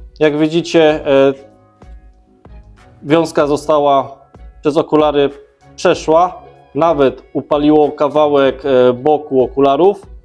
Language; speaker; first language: Polish; native; Polish